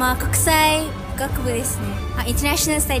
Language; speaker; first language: Japanese; non-native, fluent; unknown